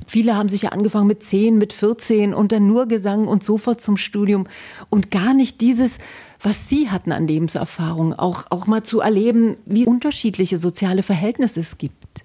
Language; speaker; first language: German; native; German